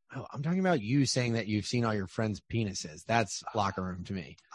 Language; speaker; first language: English; native; English